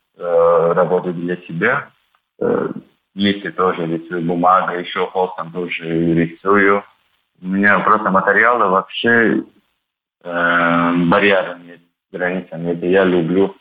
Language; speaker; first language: Russian; non-native, learner; Turkish